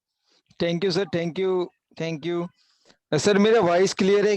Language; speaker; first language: Hindi; native; Hindi